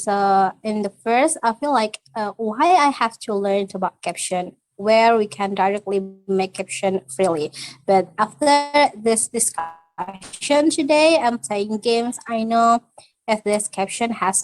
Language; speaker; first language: English; non-native, learner; Indonesian